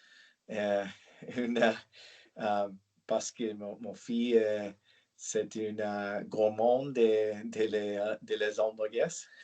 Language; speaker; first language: French; non-native, learner; English